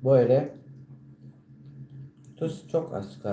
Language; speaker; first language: Turkish; non-native, learner; Filipino